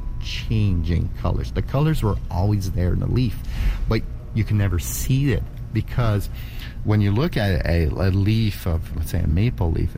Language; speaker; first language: English; native; English